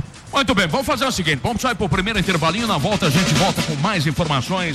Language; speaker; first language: Portuguese; native; Portuguese